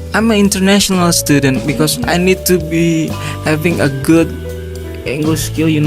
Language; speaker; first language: English; non-native, learner; Indonesian